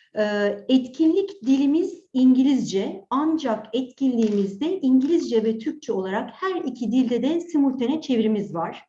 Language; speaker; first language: Turkish; native; Turkish